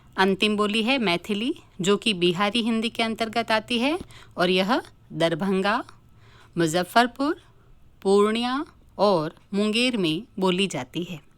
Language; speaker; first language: Hindi; native; Hindi